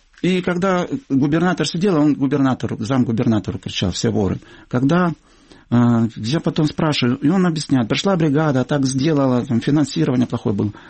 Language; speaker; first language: Russian; native; Russian